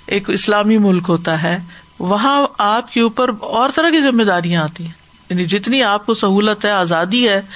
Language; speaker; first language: Urdu; native; Urdu